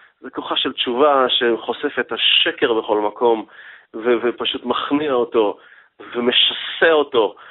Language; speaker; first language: Hebrew; native; Hebrew